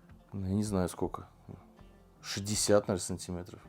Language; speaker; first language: Russian; native; Russian